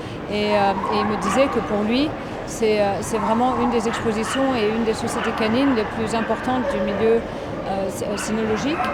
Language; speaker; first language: French; native; French